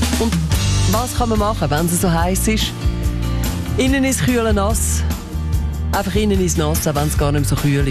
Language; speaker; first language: German; native; German